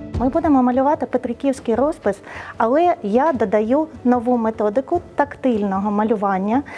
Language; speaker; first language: Ukrainian; native; Ukrainian